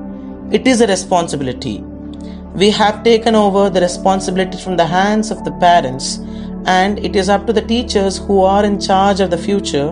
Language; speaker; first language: English; non-native, local second language; Tamil